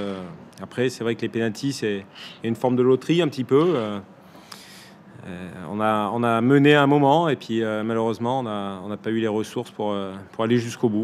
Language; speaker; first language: French; native; French